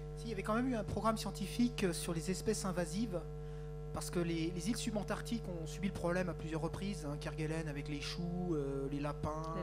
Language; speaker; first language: French; native; French